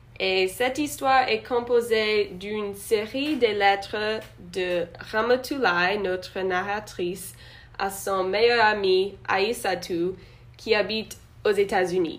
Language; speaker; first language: French; non-native, learner; English